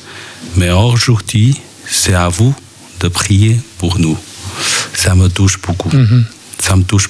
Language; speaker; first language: French; non-native, fluent; Chinese